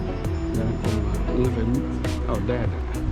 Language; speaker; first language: Swedish; non-native, fluent; Vietnamese